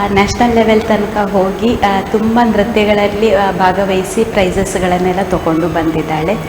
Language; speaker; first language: Kannada; non-native, local second language; Konkani